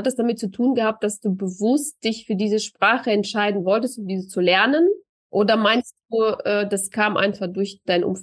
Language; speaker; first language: German; early bilingual, other home language; Russian